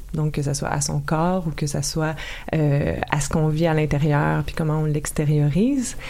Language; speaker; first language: French; native; French